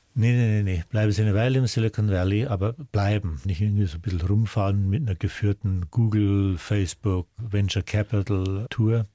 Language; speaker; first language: German; native; German